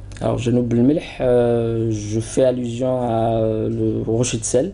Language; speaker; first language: French; non-native, local second language; Arabic